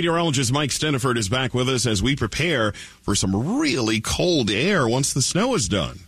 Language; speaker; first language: English; native; English